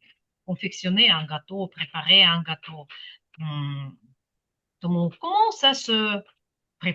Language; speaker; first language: French; non-native, fluent; Ukrainian